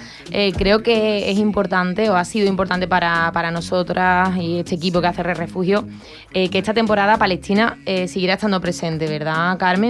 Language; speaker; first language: Spanish; native; Spanish